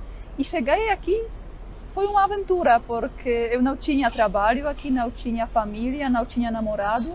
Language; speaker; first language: Portuguese; non-native, fluent; Polish